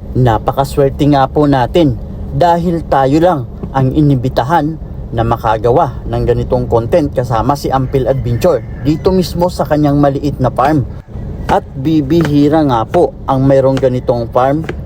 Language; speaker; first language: Filipino; non-native, local second language; Masbatenyo